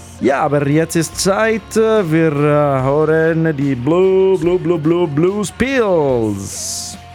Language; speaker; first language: German; non-native, learner; Italian